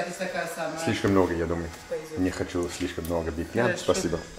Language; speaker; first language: Russian; non-native, learner; English